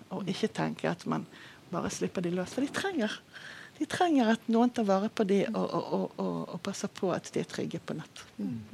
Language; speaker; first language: Norwegian; non-native, fluent; Hebrew